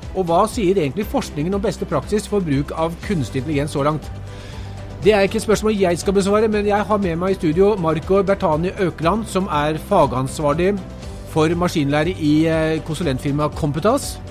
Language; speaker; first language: Norwegian; native; Norwegian